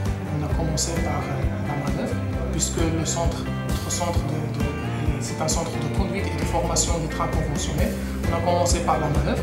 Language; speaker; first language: French; non-native, local second language; Arabic